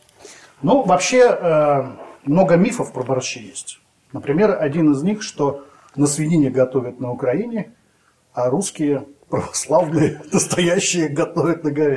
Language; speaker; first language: Russian; native; Russian